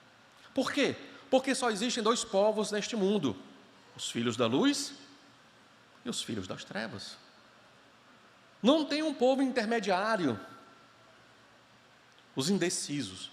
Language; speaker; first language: Portuguese; native; Portuguese